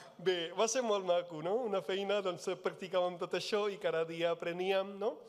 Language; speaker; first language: Catalan; non-native, fluent; Punjabi